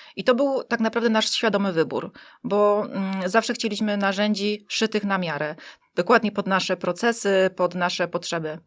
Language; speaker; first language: Polish; native; Polish